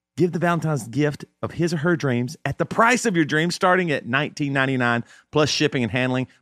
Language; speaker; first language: English; native; English